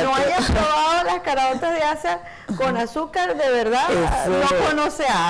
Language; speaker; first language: Spanish; native; Spanish